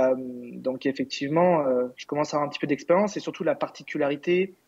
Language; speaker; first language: French; native; French